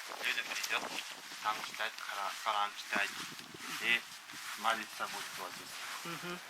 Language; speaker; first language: Russian; non-native, local second language; Kyrgyz